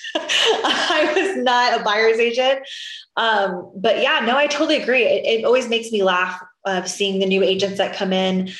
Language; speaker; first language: English; native; English